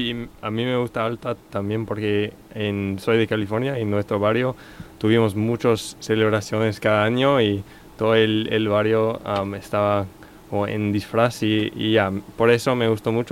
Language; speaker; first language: Spanish; non-native, fluent; English